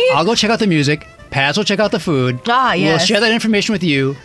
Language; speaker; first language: English; native; English